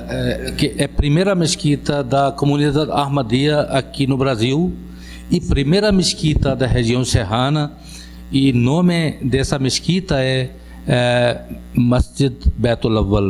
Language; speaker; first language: Portuguese; non-native, fluent; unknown